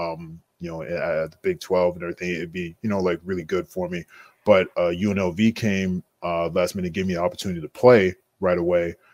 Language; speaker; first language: English; native; English